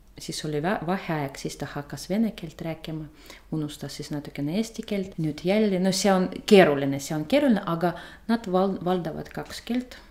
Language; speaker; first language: Estonian; non-native, learner; Russian